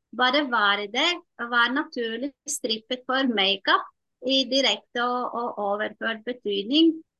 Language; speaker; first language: Norwegian; non-native, fluent; Latvian